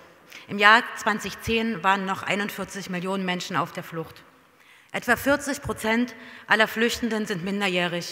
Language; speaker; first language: German; native; German